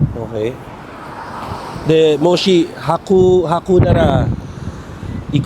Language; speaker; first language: Japanese; non-native, learner; Filipino